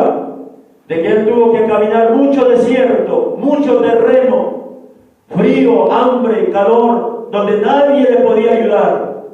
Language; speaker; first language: Spanish; native; Spanish